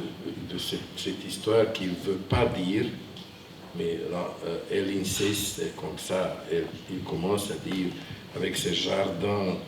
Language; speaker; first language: French; non-native, fluent; Hungarian